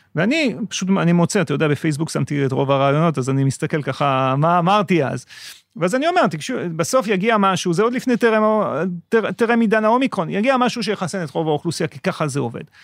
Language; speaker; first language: Hebrew; non-native, fluent; French